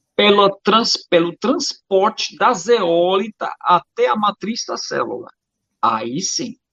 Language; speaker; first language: Portuguese; non-native, fluent; German